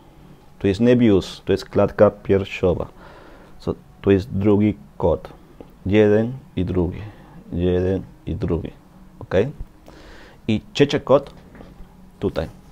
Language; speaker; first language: Polish; non-native, learner; Spanish